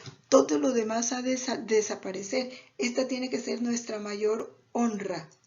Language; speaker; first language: Spanish; native; Spanish